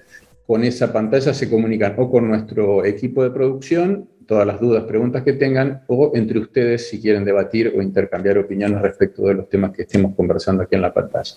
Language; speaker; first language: Spanish; native; Spanish